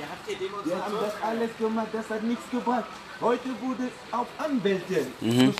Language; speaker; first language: German; non-native, fluent; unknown